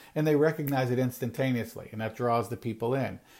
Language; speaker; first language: English; native; English